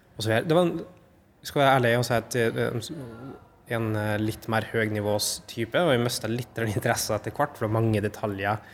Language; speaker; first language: Norwegian; native; Norwegian